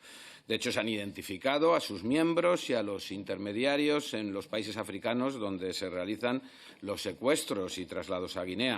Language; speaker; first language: Spanish; native; Spanish